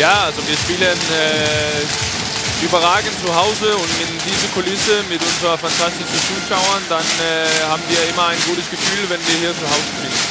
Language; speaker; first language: German; non-native, fluent; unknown